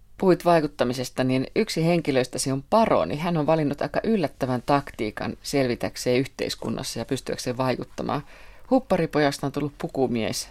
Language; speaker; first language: Finnish; native; Finnish